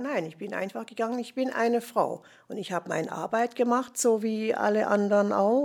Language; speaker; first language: German; non-native, fluent; English